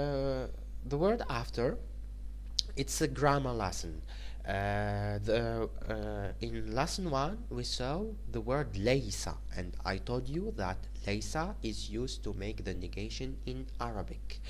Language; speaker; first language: English; non-native, fluent; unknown